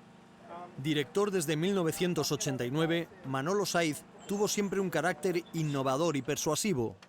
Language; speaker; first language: Spanish; native; Spanish